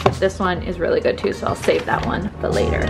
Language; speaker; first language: English; native; English